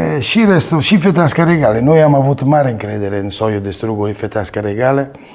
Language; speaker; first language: Romanian; non-native, fluent; Italian